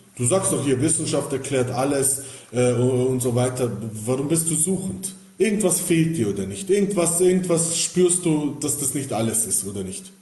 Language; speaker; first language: German; early bilingual, other home language; Bosnian